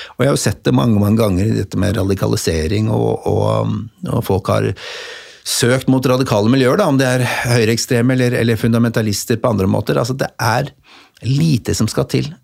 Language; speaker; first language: Norwegian; native; Norwegian